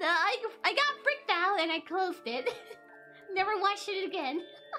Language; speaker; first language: English; non-native, fluent; Japanese